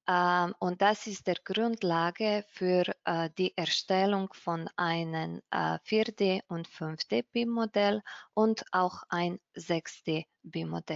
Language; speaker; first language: German; non-native, fluent; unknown